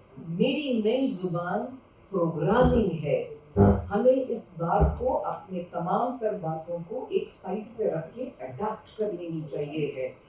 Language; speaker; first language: Urdu; non-native, local second language; Pashto